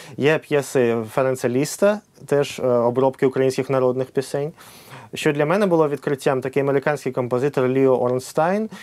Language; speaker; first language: Ukrainian; non-native, local second language; Russian